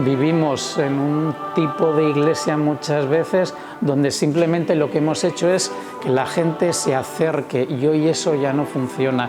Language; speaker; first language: Spanish; native; Spanish